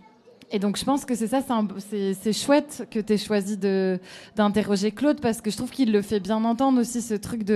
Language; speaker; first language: French; native; French